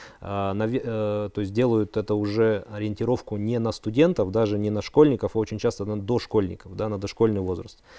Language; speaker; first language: Russian; native; Russian